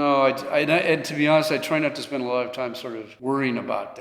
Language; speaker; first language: English; native; English